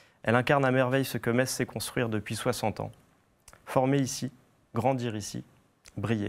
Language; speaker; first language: French; native; French